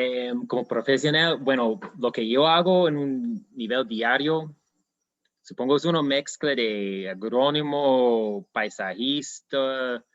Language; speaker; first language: Spanish; non-native, fluent; English